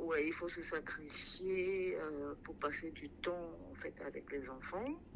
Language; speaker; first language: French; non-native, local second language; Sango